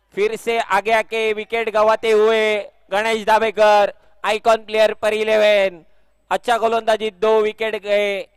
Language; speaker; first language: Hindi; non-native, local second language; Marathi